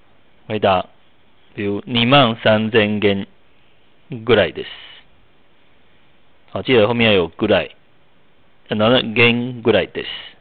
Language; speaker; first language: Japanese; non-native, fluent; Chinese